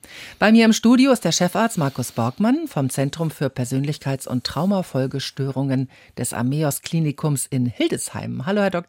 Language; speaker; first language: German; native; German